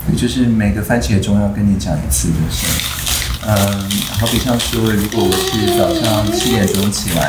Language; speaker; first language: Chinese; native; Chinese